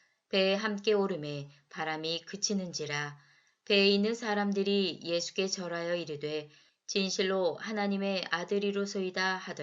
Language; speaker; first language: Korean; native; Korean